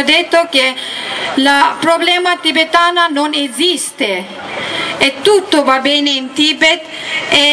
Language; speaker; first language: Italian; non-native, learner; Tibetan